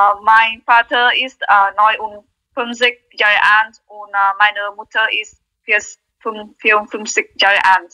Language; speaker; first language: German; non-native, learner; Vietnamese